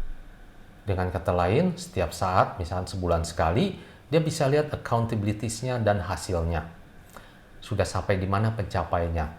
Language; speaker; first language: Indonesian; native; Indonesian